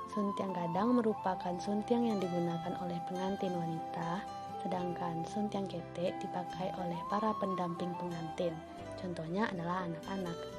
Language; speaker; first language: Indonesian; non-native, local second language; Minangkabau